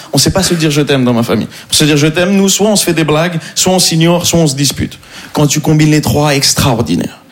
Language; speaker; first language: French; non-native, local second language; Arabic